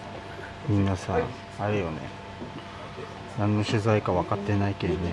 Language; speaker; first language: Japanese; native; Japanese